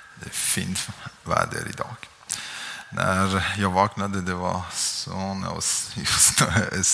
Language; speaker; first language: Swedish; non-native, learner; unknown